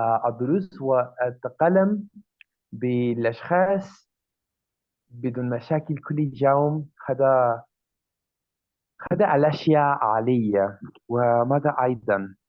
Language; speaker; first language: Arabic; non-native, learner; Spanish